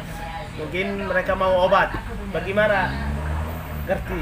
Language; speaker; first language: Indonesian; non-native, fluent; Somali